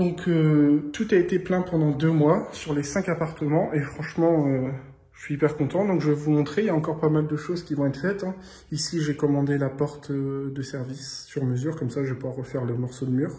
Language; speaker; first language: French; native; French